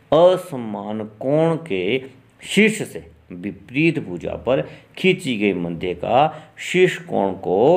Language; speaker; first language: Hindi; native; Hindi